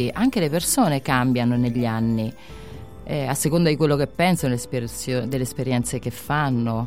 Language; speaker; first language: Italian; native; Italian